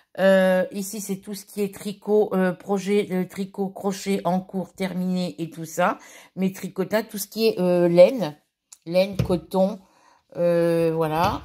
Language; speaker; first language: French; native; French